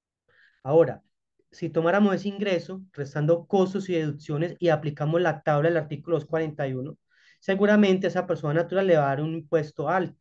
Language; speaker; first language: Spanish; native; Spanish